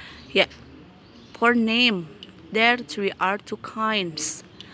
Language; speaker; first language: English; non-native, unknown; Indonesian